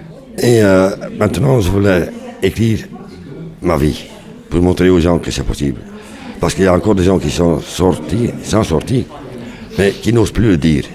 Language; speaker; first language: French; non-native, local second language; Dutch